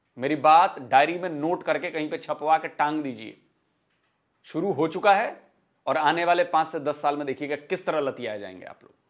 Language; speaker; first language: Hindi; native; Hindi